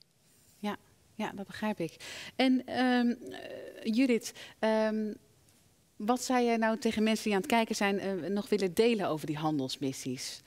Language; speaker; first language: Dutch; native; Dutch